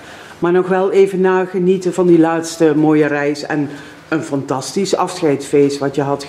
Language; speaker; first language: Dutch; native; Dutch